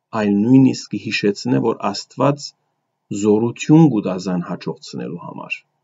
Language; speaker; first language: Armenian; early bilingual, heritage; Armenian